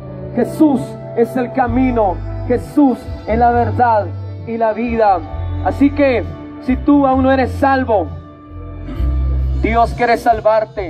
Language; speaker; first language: Spanish; native; Spanish